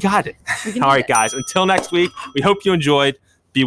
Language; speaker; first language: English; native; English